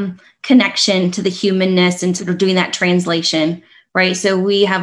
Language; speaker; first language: English; native; English